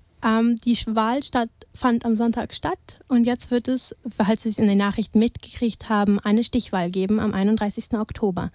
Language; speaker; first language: German; native; German